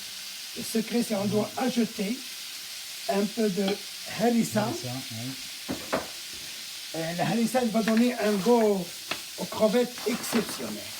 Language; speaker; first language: French; non-native, fluent; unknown